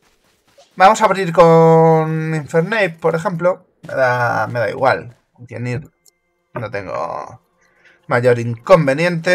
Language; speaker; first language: Spanish; native; Spanish